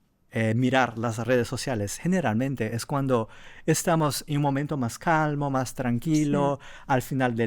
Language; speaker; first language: Spanish; non-native, fluent; Portuguese